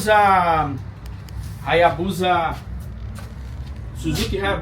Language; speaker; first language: English; non-native, learner; Portuguese